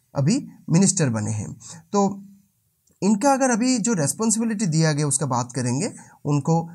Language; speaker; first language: Hindi; non-native, local second language; Bangla